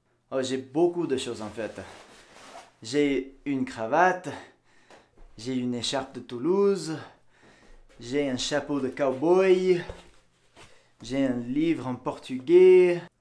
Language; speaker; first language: French; non-native, fluent; English